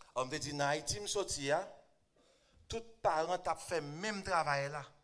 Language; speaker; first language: French; non-native, local second language; Haitian Creole